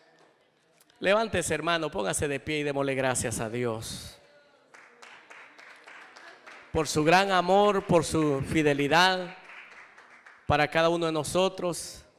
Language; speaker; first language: Spanish; native; Spanish